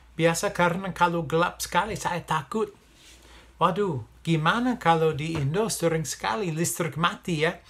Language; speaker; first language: Indonesian; non-native, fluent; English